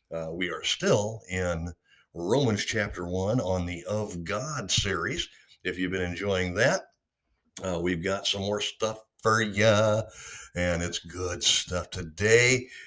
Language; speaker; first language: English; native; English